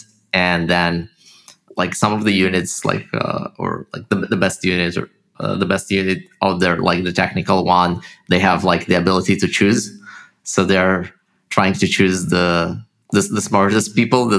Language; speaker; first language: English; non-native, fluent; Russian